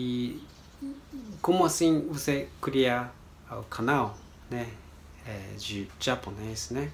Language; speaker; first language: Portuguese; non-native, learner; Japanese